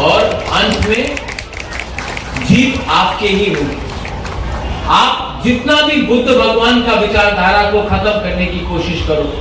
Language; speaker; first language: Hindi; non-native, local second language; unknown